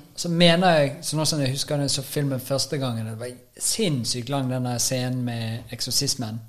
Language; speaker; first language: Norwegian; native; Norwegian